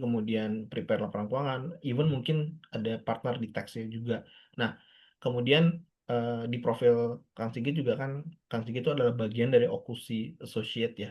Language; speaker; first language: Indonesian; native; Indonesian